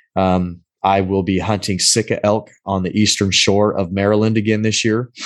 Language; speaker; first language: English; native; English